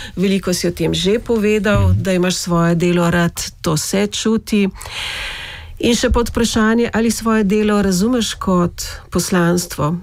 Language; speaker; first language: Slovenian; native; Slovenian